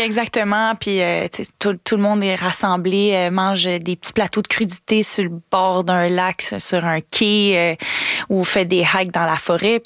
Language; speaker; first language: French; native; French